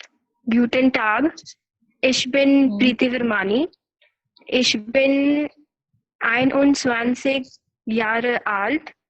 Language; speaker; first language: German; non-native, learner; Hindi